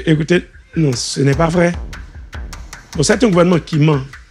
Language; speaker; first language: French; native; French